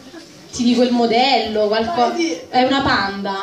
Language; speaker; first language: Italian; native; Italian